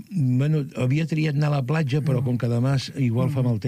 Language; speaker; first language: Catalan; native; Catalan